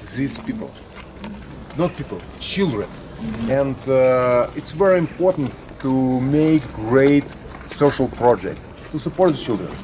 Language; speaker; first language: English; non-native, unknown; Ukrainian